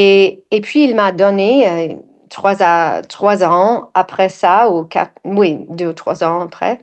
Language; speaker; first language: French; non-native, fluent; English